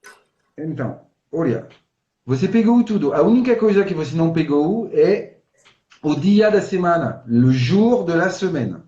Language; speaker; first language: Portuguese; non-native, fluent; French